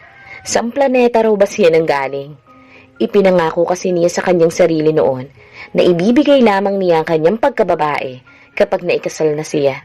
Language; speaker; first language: Filipino; native; Filipino